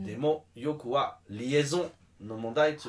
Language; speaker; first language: Japanese; non-native, learner; French